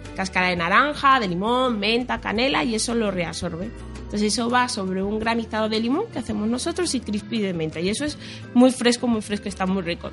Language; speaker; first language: Spanish; native; Spanish